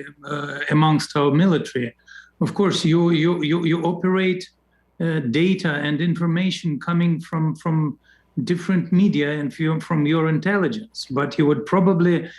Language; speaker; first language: English; non-native, fluent; Russian